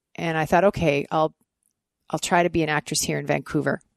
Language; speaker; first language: English; native; English